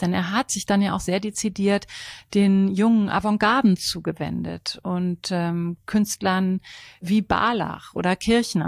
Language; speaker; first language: German; native; German